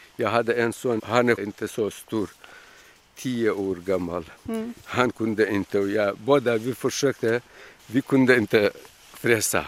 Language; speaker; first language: Swedish; non-native, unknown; Kurdish